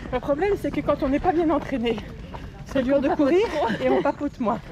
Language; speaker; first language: French; native; French